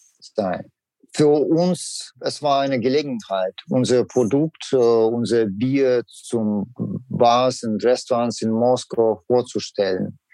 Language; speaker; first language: German; non-native, learner; Russian